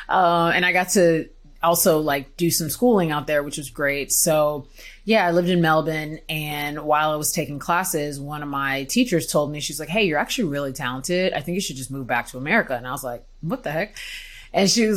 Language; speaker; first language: English; native; English